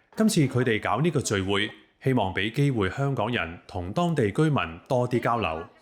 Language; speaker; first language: Cantonese; native; Cantonese